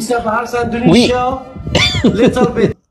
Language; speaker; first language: Indonesian; non-native, learner; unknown